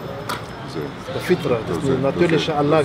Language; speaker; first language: German; non-native, learner; Arabic